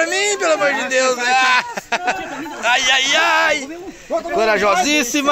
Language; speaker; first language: Portuguese; native; Portuguese